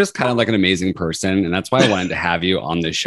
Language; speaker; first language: English; native; English